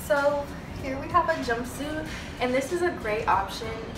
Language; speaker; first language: English; native; English